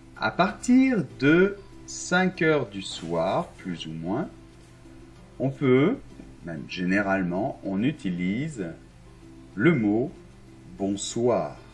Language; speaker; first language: French; non-native, fluent; Arabic